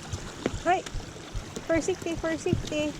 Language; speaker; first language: Norwegian; non-native, learner; Filipino